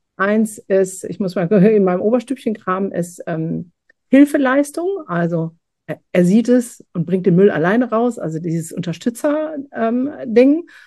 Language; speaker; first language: German; native; German